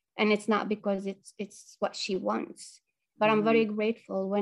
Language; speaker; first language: English; non-native, fluent; Arabic